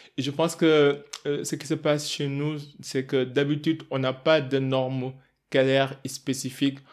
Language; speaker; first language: French; non-native, local second language; Wolof